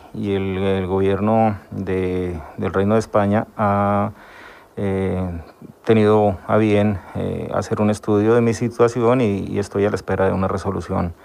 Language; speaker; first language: Spanish; native; Spanish